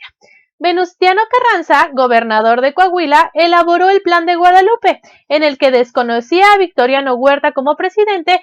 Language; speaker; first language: Spanish; native; Spanish